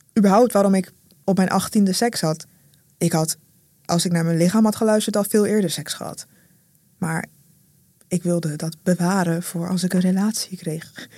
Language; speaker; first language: Dutch; native; Dutch